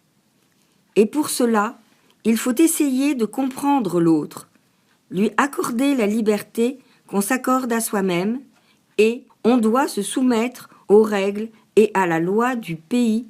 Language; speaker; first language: French; non-native, learner; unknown